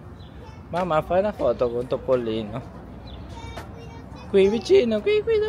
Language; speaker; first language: Italian; non-native, fluent; Filipino